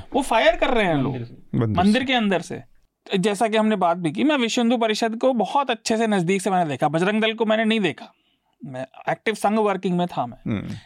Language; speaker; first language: Hindi; native; Hindi